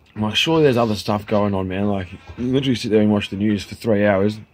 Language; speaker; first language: English; native; English